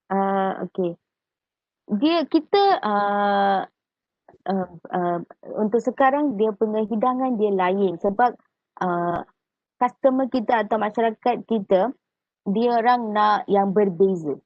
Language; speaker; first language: Malay; native; Malay